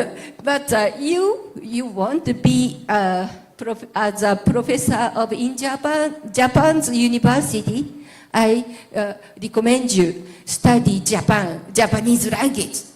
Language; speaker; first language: English; non-native, learner; Japanese